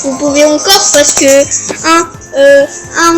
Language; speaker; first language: French; early bilingual, other home language; Romanian